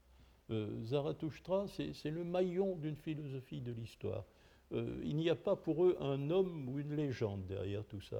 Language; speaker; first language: French; native; French